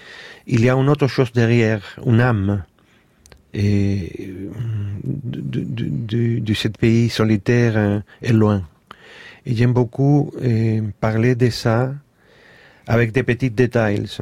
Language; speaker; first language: French; non-native, fluent; Spanish